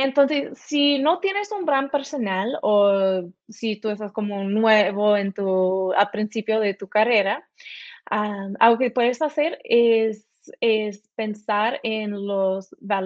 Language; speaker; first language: Spanish; early bilingual, heritage; Spanish